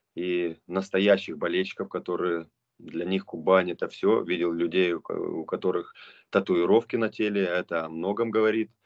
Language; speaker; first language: Russian; non-native, local second language; Romanian